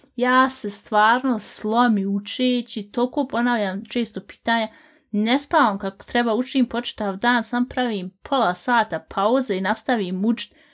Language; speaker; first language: Bosnian; native; Bosnian